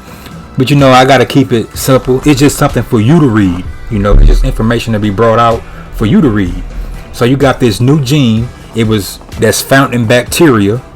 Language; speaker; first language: English; native; English